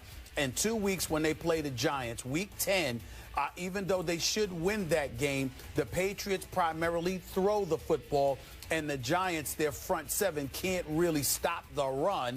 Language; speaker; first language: English; native; English